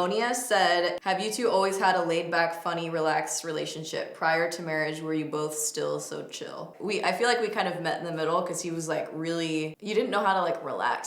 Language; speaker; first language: English; native; English